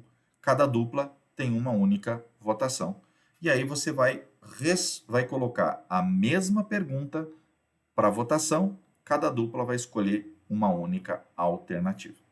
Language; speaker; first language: Portuguese; native; Portuguese